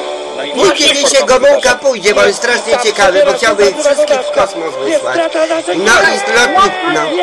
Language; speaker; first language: Polish; native; Polish